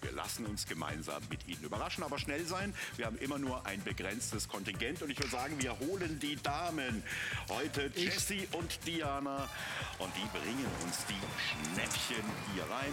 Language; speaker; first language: German; native; German